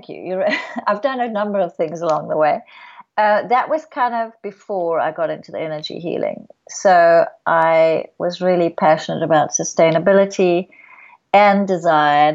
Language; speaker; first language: English; native; English